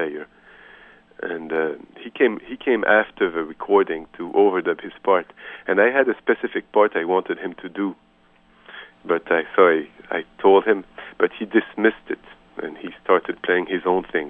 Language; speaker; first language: English; non-native, fluent; French